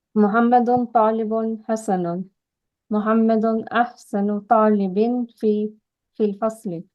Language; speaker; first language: Arabic; non-native, learner; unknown